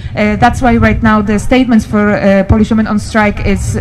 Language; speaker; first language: English; non-native, learner; Polish